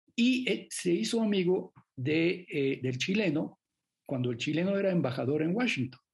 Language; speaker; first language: Spanish; non-native, fluent; French